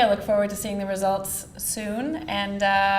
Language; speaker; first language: English; native; English